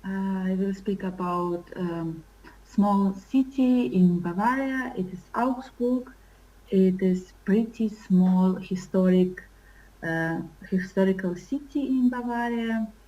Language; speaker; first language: English; non-native, learner; Russian